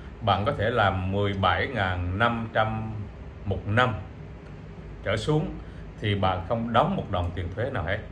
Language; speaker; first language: Vietnamese; native; Vietnamese